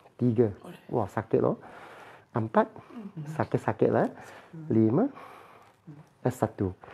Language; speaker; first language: Malay; non-native, local second language; Chinese